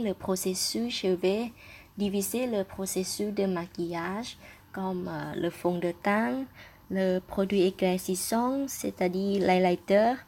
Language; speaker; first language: French; non-native, fluent; Thai